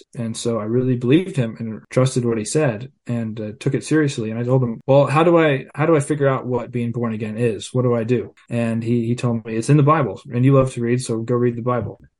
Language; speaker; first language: English; native; English